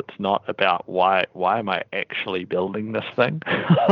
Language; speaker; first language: English; native; English